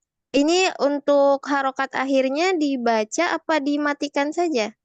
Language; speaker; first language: Indonesian; native; Indonesian